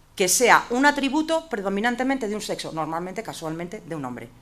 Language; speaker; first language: Spanish; native; Spanish